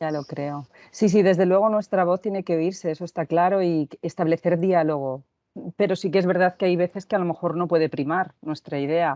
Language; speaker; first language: Spanish; native; Spanish